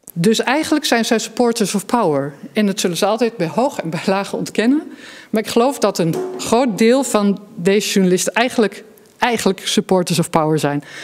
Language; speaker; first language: Dutch; native; Dutch